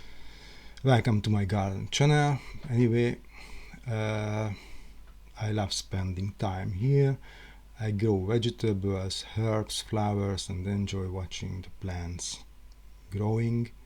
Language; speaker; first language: English; non-native, learner; Hungarian